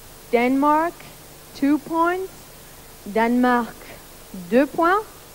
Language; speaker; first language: English; non-native, fluent; Luxembourgish